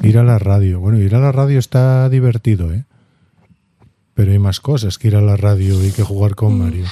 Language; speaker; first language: Spanish; native; Spanish